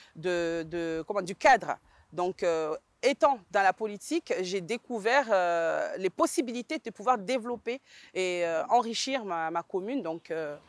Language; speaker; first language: French; native; French